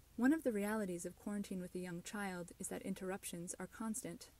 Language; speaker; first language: English; native; English